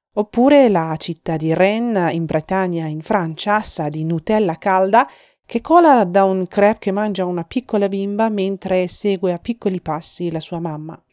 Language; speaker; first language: Italian; non-native, fluent; Persian